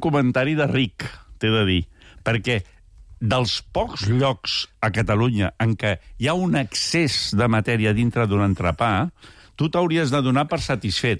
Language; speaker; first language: Catalan; native; Catalan